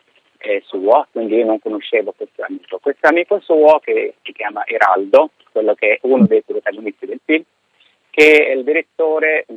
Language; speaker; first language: Italian; non-native, fluent; Arabic